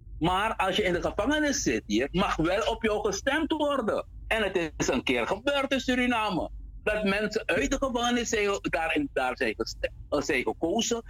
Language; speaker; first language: Dutch; native; Dutch